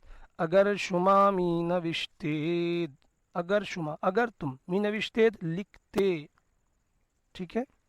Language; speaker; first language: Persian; non-native, fluent; Urdu